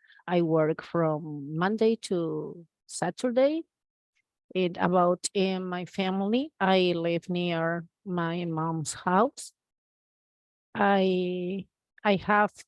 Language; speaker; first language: English; non-native, learner; Spanish